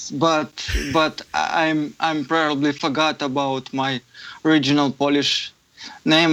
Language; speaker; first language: English; non-native, fluent; Ukrainian